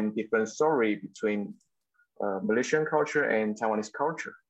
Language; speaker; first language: English; non-native, local second language; Chinese